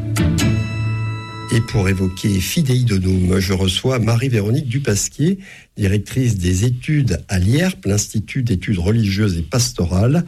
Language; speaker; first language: French; native; French